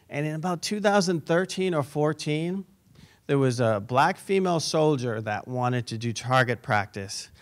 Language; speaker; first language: English; native; English